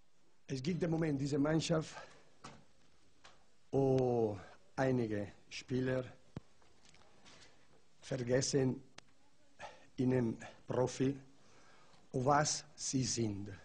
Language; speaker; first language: German; non-native, learner; Italian